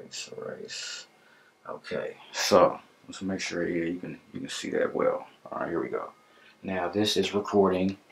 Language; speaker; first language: English; native; English